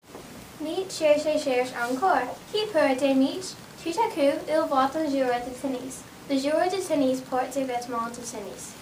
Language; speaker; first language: French; non-native, learner; English